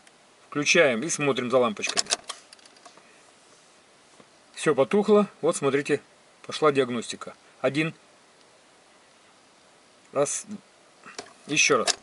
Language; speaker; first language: Russian; native; Russian